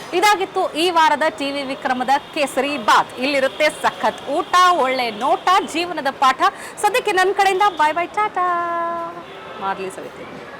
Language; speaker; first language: Kannada; native; Kannada